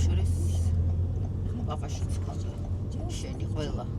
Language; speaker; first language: Georgian; native; Georgian